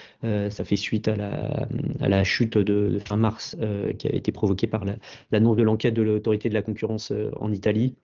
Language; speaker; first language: French; native; French